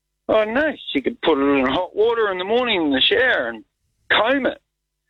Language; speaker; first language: English; native; English